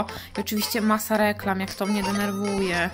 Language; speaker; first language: Polish; native; Polish